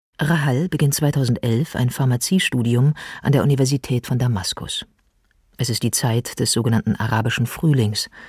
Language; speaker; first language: German; native; German